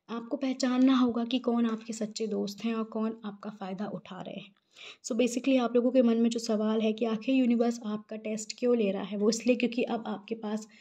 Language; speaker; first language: Hindi; native; Hindi